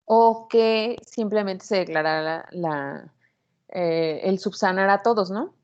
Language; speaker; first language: Spanish; native; Spanish